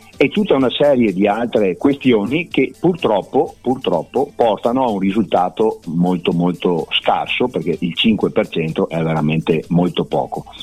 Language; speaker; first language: Italian; native; Italian